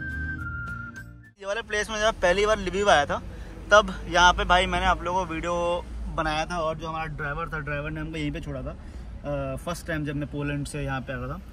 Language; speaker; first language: Hindi; native; Hindi